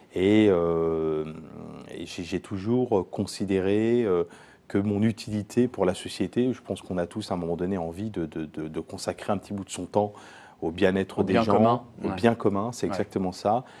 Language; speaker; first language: French; native; French